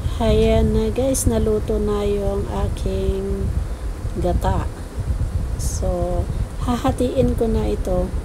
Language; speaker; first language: Filipino; non-native, local second language; Iloko